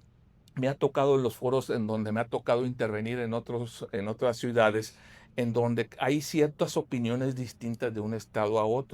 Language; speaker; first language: Spanish; native; Spanish